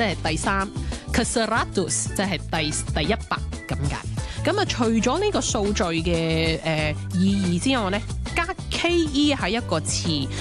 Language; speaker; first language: Cantonese; early bilingual, heritage; Cantonese